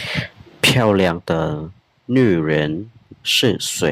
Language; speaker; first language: Chinese; non-native, fluent; Khmer